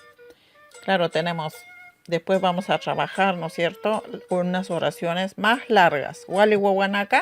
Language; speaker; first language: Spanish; non-native, local second language; Aymara